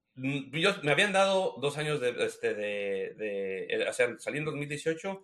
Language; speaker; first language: Spanish; native; Spanish